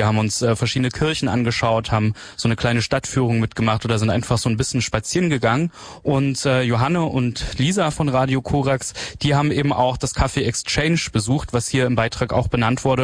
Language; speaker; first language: German; native; German